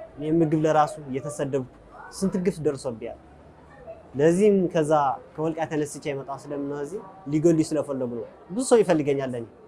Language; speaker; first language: Amharic; non-native, local second language; Tigrinya